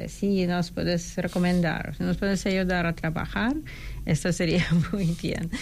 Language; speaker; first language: Spanish; non-native, fluent; Ukrainian